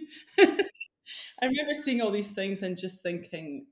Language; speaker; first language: English; native; English